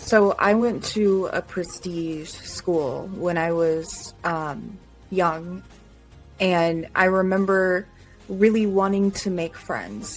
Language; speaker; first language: English; native; English